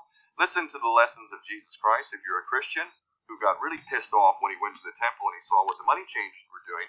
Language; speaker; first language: English; native; English